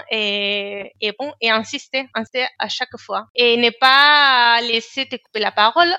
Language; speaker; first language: French; non-native, fluent; Spanish